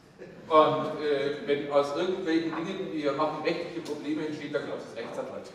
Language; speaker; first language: German; native; German